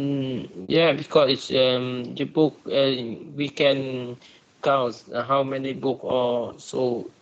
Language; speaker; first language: English; non-native, learner; Vietnamese